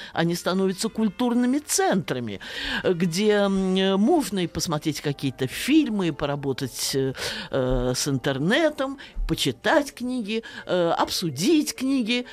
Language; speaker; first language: Russian; native; Russian